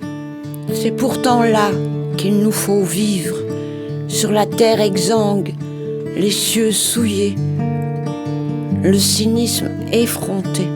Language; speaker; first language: French; native; French